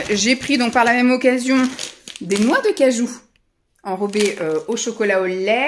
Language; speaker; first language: French; native; French